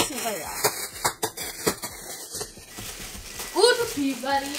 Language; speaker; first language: Danish; early bilingual, other home language; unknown